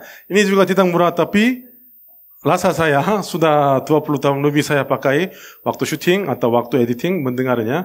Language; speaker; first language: Indonesian; non-native, learner; Korean